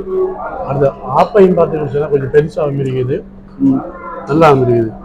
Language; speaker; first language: Tamil; native; Tamil